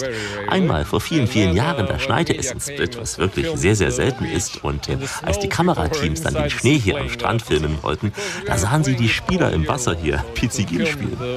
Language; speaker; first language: German; native; German